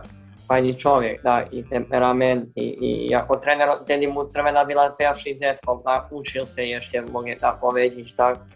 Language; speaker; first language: Polish; non-native, learner; Serbian